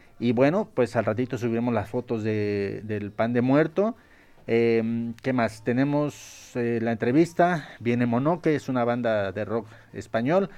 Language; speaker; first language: Spanish; native; Spanish